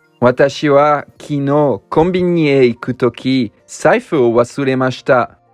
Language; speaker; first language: Japanese; non-native, learner; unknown